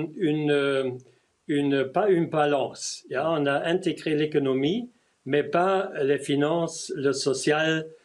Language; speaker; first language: French; non-native, fluent; German